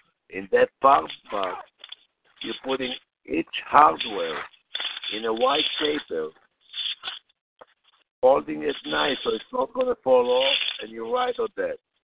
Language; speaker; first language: English; non-native, fluent; Hebrew